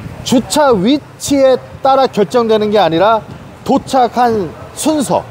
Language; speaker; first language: Korean; native; Korean